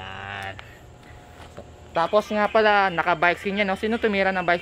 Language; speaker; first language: Filipino; native; Filipino